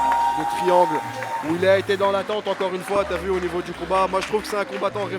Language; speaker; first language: French; native; French